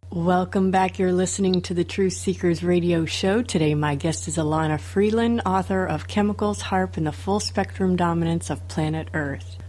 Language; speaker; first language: English; native; English